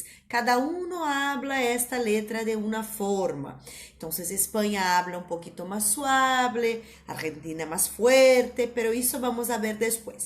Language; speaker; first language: Spanish; non-native, fluent; Portuguese